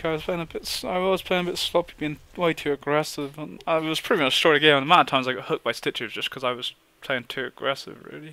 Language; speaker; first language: English; native; English